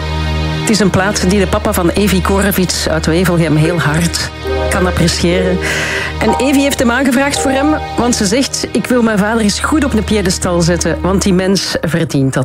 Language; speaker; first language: Dutch; native; Dutch